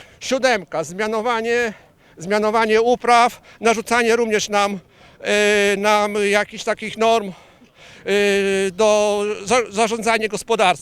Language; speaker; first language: Polish; native; Polish